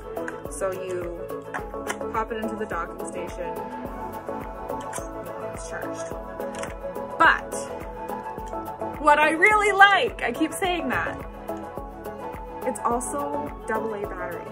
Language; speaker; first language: English; native; English